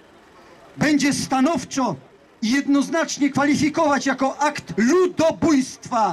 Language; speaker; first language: Polish; native; Polish